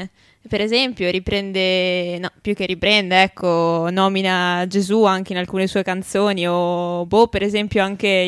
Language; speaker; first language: Italian; native; Italian